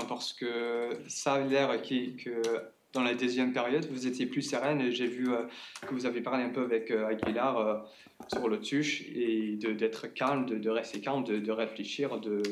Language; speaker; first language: French; non-native, fluent; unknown